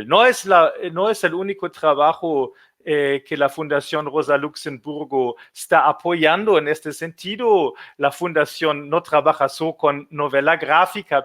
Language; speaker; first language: Spanish; non-native, fluent; German